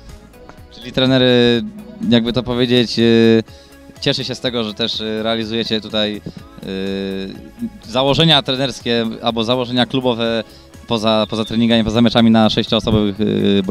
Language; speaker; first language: Polish; native; Polish